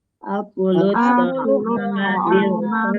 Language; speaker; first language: Arabic; non-native, learner; Indonesian